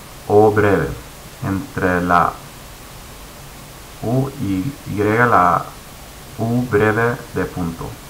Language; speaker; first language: Spanish; non-native, fluent; Swedish